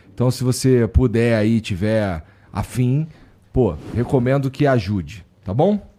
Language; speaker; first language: Portuguese; native; Portuguese